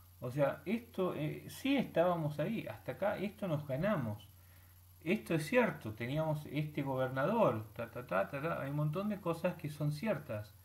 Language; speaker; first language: Spanish; early bilingual, heritage; Spanish